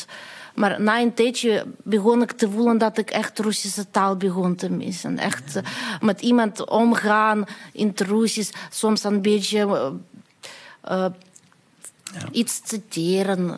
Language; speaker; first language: Dutch; non-native, fluent; Russian